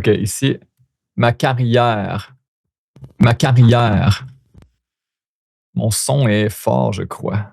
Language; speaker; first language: French; native; French